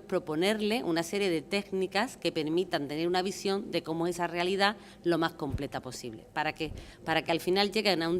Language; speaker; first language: Spanish; native; Spanish